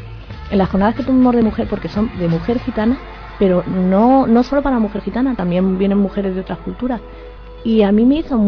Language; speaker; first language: Spanish; native; Spanish